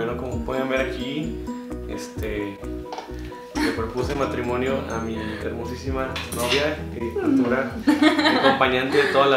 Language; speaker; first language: Spanish; native; Spanish